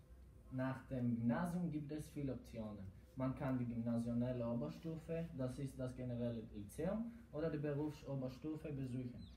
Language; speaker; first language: German; non-native, learner; Greek